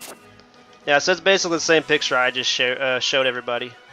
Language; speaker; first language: English; native; English